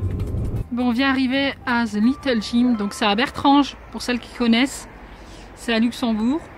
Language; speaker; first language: French; native; French